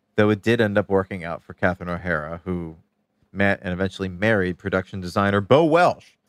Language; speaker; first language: English; native; English